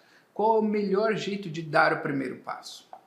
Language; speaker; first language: Portuguese; native; Portuguese